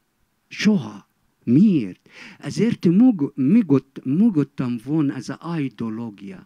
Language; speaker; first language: Hungarian; non-native, fluent; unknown